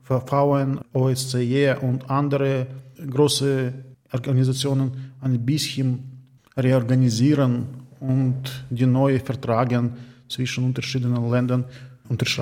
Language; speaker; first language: German; non-native, learner; Ukrainian